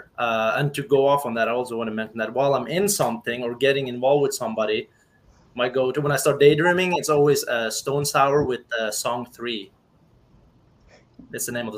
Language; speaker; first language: English; non-native, fluent; Norwegian